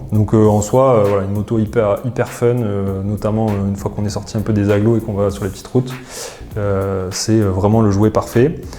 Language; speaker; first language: French; native; French